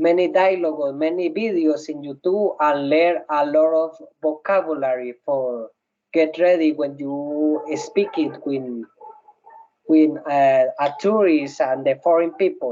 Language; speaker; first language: English; non-native, learner; Spanish